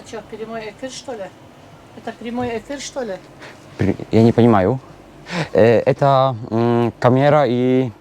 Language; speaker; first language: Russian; non-native, learner; Polish